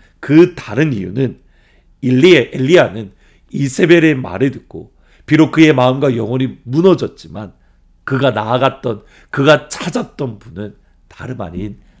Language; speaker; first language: Korean; native; Korean